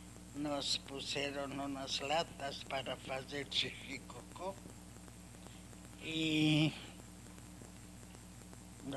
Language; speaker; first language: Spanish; non-native, learner; Hungarian